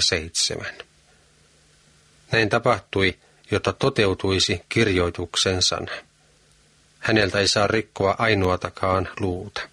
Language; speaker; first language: Finnish; native; Finnish